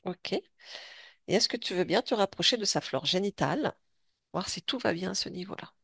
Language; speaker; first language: French; native; French